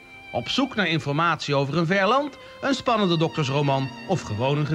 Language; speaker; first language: Dutch; native; Dutch